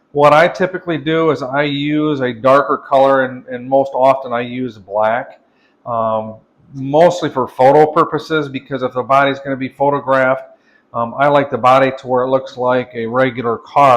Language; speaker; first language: English; native; English